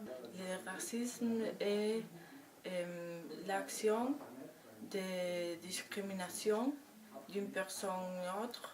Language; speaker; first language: French; non-native, learner; Spanish